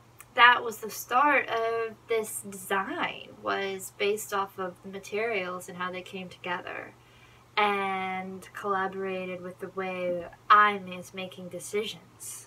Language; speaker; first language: English; native; English